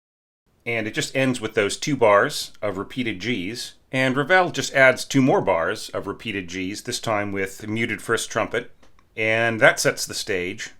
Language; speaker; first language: English; native; English